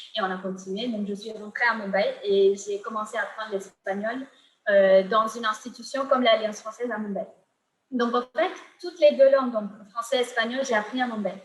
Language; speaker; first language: French; non-native, fluent; Gujarati